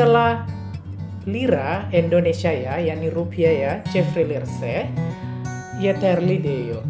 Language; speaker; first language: Turkish; non-native, learner; Indonesian